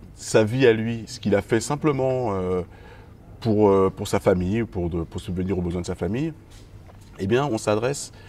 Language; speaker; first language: French; native; French